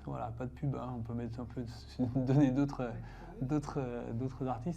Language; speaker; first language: French; native; French